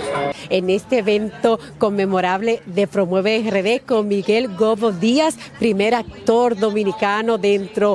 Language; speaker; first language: Spanish; native; Spanish